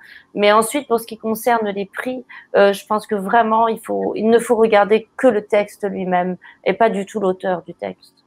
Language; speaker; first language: French; native; French